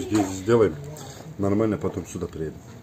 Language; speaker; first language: Russian; non-native, learner; Turkish